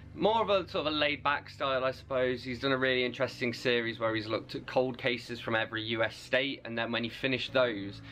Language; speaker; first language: English; native; English